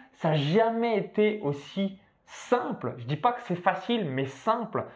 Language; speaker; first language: French; native; French